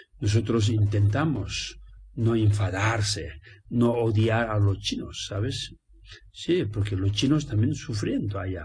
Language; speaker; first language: Spanish; non-native, learner; Tibetan